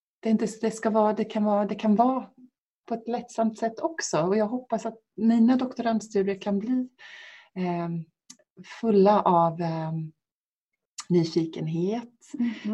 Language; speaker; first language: Swedish; native; Swedish